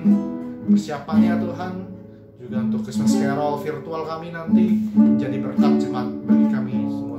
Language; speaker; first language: Indonesian; native; Indonesian